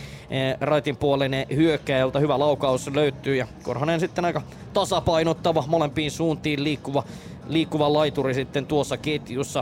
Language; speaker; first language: Finnish; native; Finnish